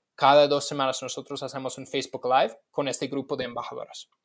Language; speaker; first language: Spanish; non-native, fluent; English